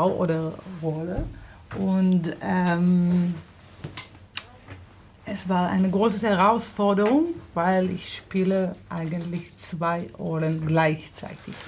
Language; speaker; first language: German; non-native, fluent; Hebrew